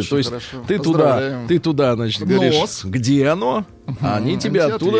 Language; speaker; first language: Russian; native; Russian